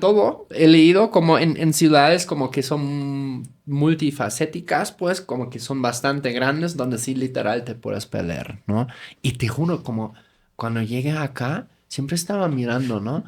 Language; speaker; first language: Spanish; non-native, fluent; German